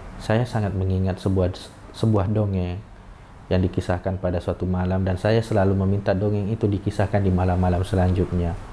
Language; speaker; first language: Indonesian; non-native, local second language; Buginese